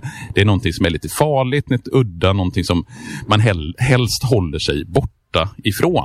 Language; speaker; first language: Swedish; native; Swedish